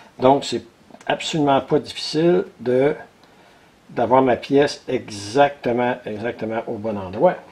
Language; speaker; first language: French; native; French